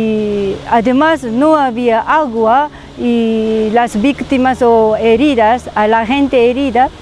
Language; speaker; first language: Spanish; non-native, learner; Japanese